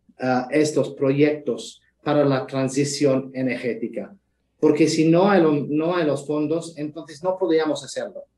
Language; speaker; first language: Spanish; non-native, fluent; English